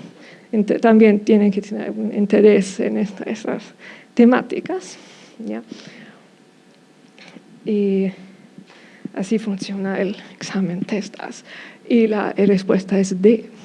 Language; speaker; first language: Spanish; non-native, fluent; German